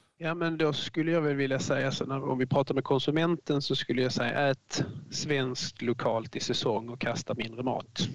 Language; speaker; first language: Swedish; native; Swedish